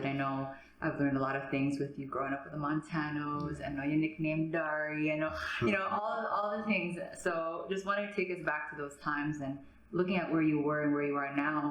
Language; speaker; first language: English; native; English